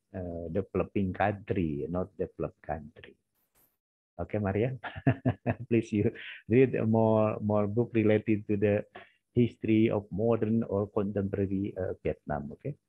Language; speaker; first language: English; non-native, learner; Indonesian